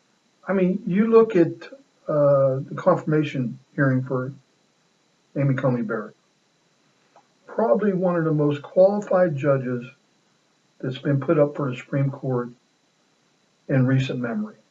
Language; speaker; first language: English; native; English